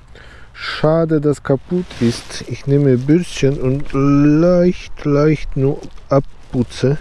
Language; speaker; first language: German; non-native, learner; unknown